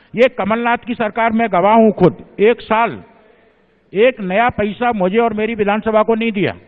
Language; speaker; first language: Hindi; native; Hindi